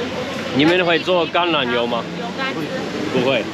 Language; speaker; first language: Chinese; non-native, learner; English